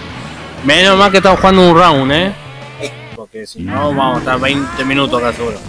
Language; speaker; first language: Spanish; native; Spanish